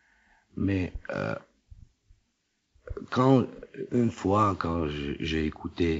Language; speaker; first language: French; non-native, learner; Russian